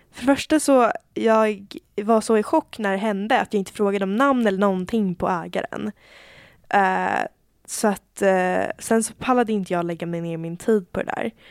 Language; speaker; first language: Swedish; native; Swedish